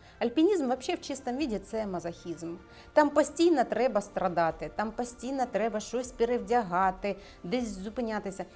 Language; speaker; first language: Ukrainian; non-native, local second language; Russian